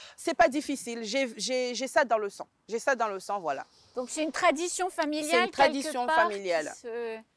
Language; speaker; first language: French; native; French